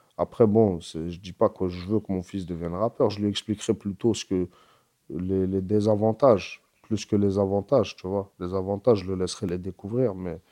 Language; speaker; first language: French; early bilingual, other home language; Arabic